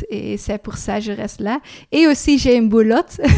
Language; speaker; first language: French; non-native, learner; Dutch